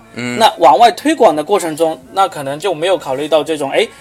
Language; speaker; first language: Chinese; native; Chinese